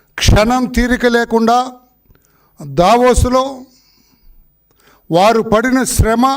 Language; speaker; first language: Telugu; native; Telugu